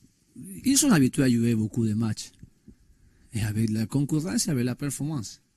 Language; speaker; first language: French; non-native, learner; Spanish